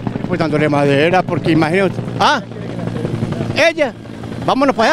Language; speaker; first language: Spanish; native; Spanish